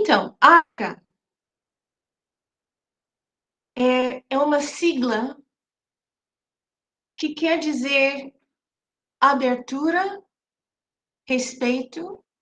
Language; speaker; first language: Portuguese; non-native, fluent; English